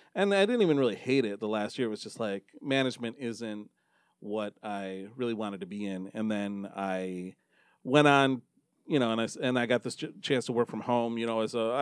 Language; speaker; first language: English; native; English